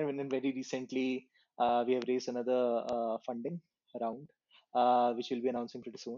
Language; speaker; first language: English; non-native, local second language; Hindi